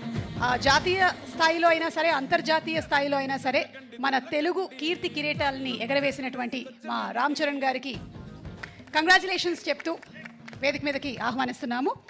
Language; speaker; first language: Telugu; native; Telugu